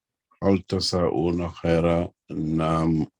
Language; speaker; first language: Arabic; non-native, learner; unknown